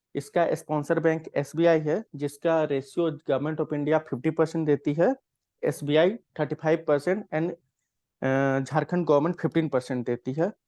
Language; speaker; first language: Hindi; native; Hindi